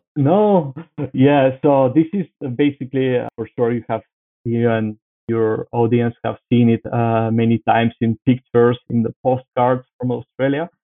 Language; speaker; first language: English; non-native, fluent; Bulgarian